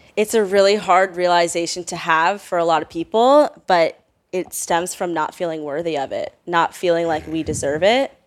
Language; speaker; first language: English; native; English